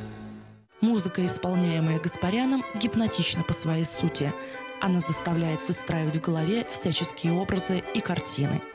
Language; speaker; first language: Russian; native; Russian